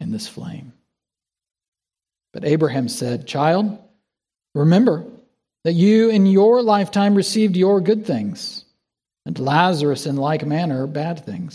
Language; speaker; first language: English; native; English